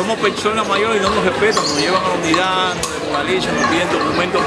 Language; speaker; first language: Spanish; native; Spanish